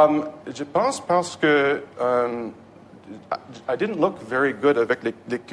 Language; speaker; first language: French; non-native, learner; English